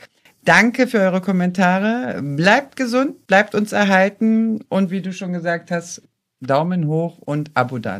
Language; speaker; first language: German; native; German